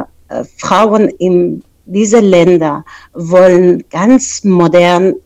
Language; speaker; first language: German; non-native, fluent; Persian